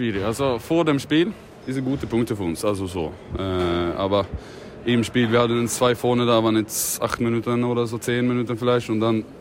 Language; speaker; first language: German; non-native, learner; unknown